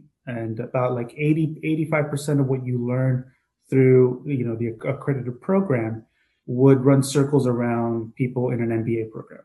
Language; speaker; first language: English; native; English